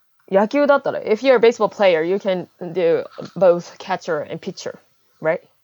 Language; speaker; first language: English; non-native, fluent; Japanese